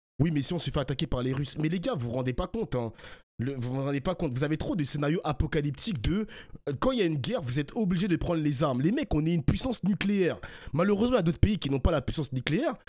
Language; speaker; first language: French; early bilingual, other home language; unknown